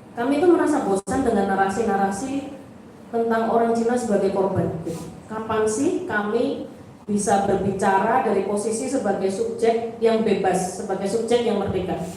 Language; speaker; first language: Indonesian; native; Indonesian